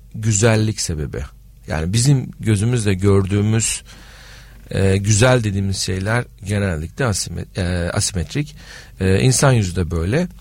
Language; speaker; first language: Turkish; native; Turkish